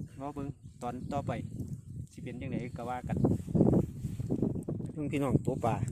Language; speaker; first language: Thai; non-native, local second language; Lao